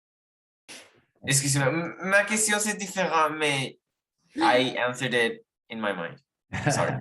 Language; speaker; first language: French; non-native, learner; Spanish